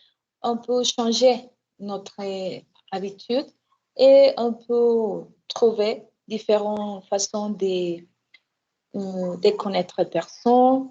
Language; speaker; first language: French; non-native, learner; Spanish